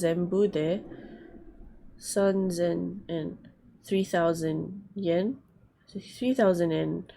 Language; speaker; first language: Japanese; non-native, learner; English